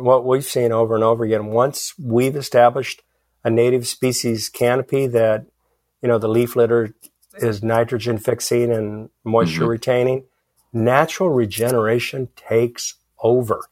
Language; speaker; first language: English; native; English